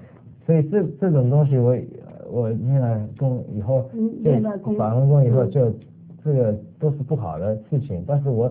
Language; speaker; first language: Chinese; early bilingual, other home language; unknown